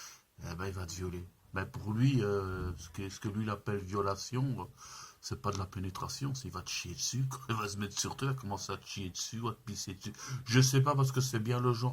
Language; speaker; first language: French; native; French